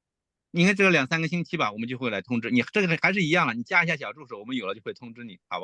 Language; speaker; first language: Chinese; native; Chinese